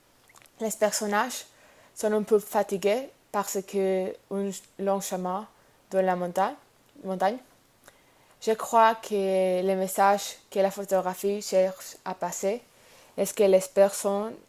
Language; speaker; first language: French; non-native, learner; Spanish